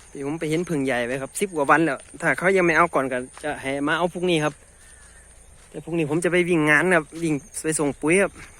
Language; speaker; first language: Thai; native; Thai